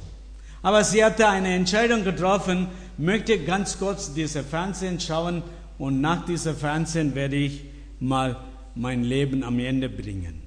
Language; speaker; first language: German; non-native, learner; Tamil